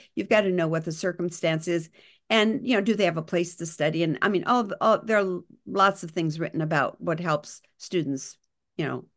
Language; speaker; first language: English; native; English